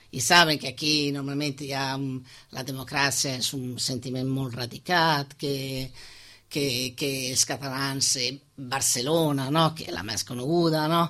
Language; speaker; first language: Catalan; non-native, fluent; Italian